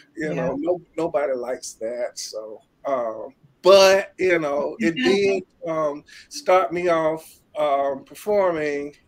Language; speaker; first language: English; native; English